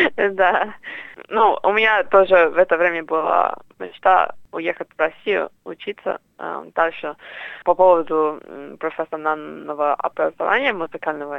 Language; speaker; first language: Russian; non-native, fluent; English